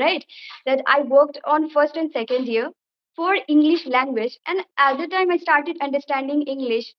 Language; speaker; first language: English; non-native, fluent; Bangla